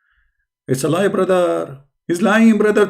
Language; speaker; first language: English; non-native, fluent; Arabic